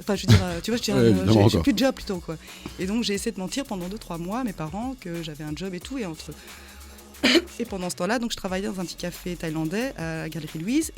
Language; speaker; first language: French; early bilingual, other home language; Khmer